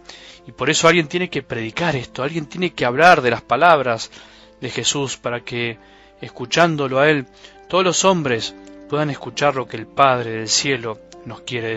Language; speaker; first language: Spanish; native; Spanish